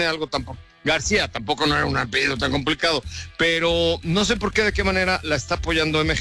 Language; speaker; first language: Spanish; native; Spanish